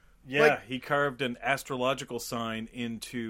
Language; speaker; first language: English; native; English